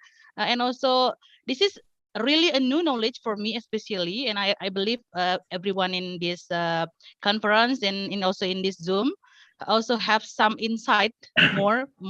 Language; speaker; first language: English; non-native, fluent; Indonesian